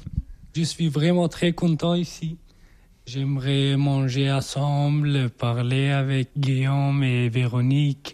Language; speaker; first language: French; non-native, learner; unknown